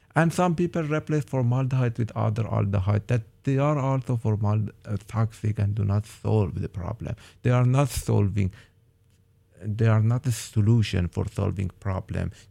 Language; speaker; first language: English; non-native, fluent; Persian